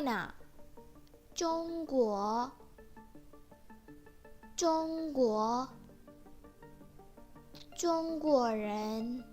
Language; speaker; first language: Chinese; non-native, fluent; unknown